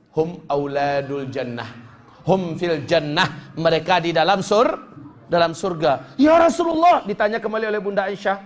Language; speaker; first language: Indonesian; non-native, local second language; Minangkabau